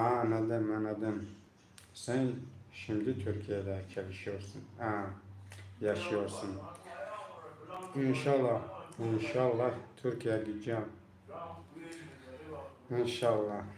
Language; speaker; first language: Turkish; non-native, learner; Tajik